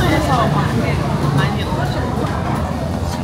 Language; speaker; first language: Korean; non-native, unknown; Thai